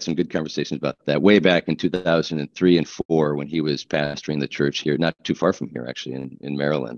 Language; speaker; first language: English; native; English